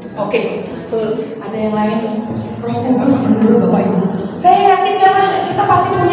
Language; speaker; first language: Indonesian; native; Indonesian